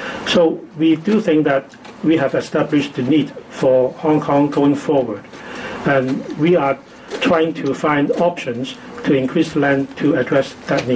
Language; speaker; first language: English; non-native, local second language; Cantonese